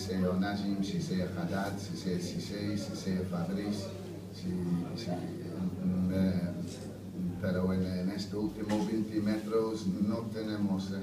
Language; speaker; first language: Spanish; non-native, fluent; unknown